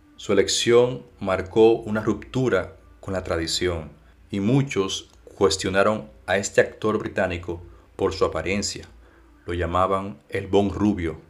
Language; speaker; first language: Spanish; native; Spanish